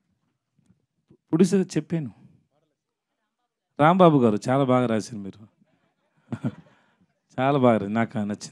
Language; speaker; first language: Telugu; non-native, learner; Tamil